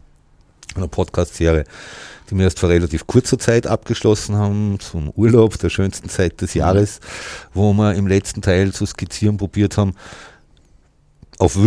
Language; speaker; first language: German; native; German